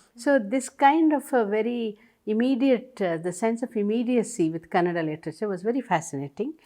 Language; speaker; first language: English; non-native, local second language; Tamil